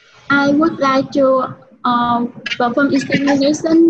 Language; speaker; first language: English; non-native, learner; Vietnamese